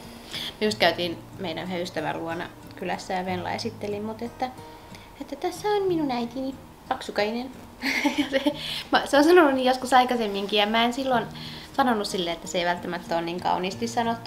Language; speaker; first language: Finnish; native; Finnish